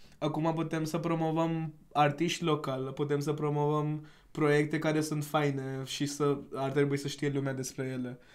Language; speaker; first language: Romanian; non-native, fluent; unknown